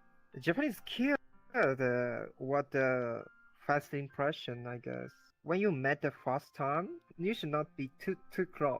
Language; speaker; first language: English; non-native, learner; Japanese